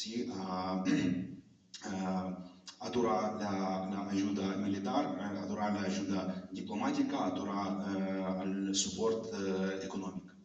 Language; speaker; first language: Catalan; non-native, fluent; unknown